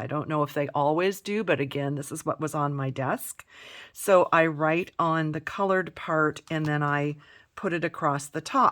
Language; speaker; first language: English; native; English